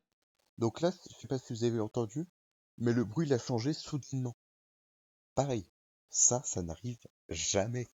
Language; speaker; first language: French; native; French